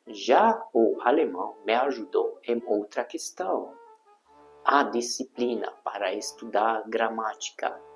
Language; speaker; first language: Portuguese; non-native, fluent; Hungarian